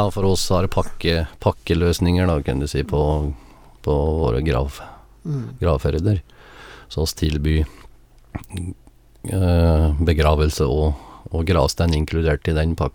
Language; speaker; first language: Norwegian; native; Norwegian